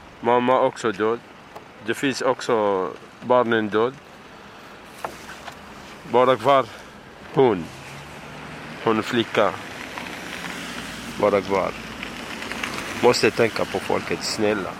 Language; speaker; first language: Swedish; non-native, learner; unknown